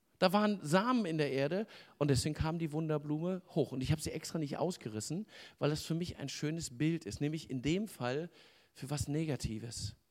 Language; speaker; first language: German; native; German